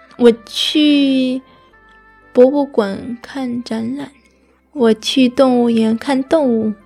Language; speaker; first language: Chinese; non-native, fluent; Russian